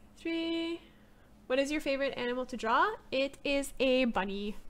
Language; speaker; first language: English; native; English